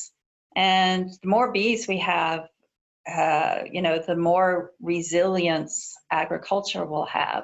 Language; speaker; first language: English; native; English